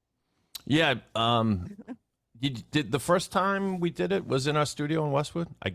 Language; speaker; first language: English; native; English